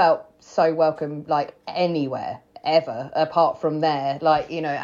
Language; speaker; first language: English; native; English